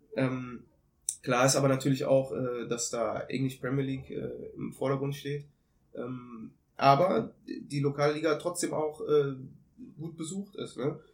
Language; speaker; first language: German; native; German